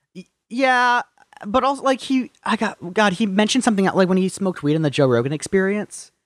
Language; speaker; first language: English; native; English